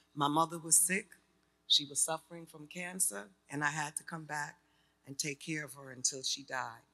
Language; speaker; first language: English; native; English